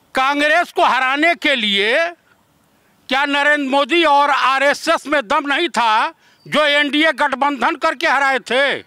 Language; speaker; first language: Hindi; native; Hindi